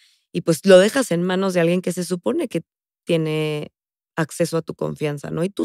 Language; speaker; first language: Spanish; native; Spanish